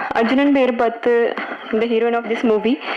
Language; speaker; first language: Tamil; non-native, learner; Bangla